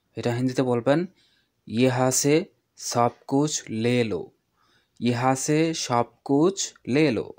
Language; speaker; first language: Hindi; non-native, fluent; Bangla